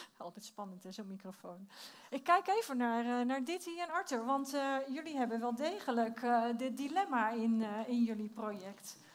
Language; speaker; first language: Dutch; native; Dutch